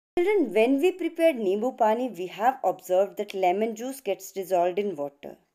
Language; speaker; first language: English; non-native, local second language; Hindi